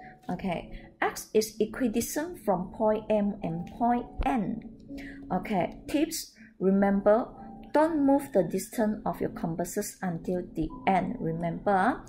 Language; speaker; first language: English; non-native, local second language; Chinese